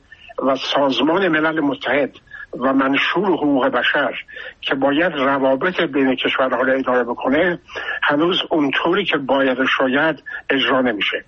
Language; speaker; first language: Persian; native; Persian